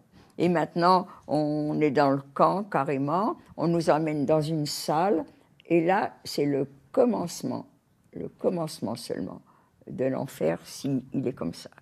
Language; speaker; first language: French; native; French